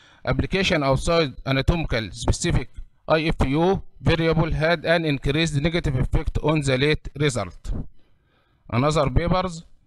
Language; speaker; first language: English; non-native, fluent; Arabic